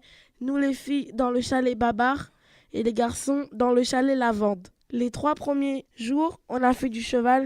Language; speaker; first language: French; native; French